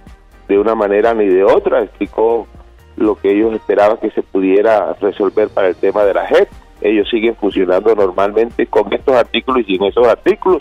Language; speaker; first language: Spanish; native; Spanish